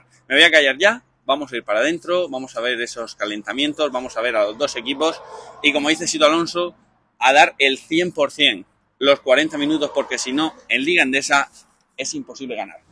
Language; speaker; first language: Spanish; native; Spanish